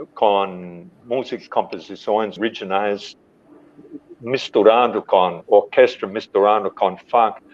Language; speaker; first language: Portuguese; non-native, fluent; English